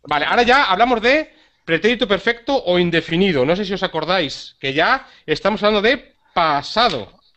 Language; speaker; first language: Spanish; native; Spanish